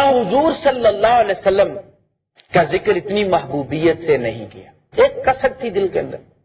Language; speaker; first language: Urdu; non-native, local second language; Punjabi